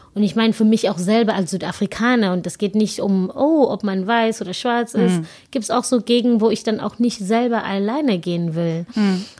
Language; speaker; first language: German; non-native, fluent; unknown